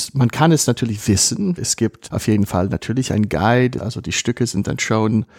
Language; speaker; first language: German; non-native, fluent; English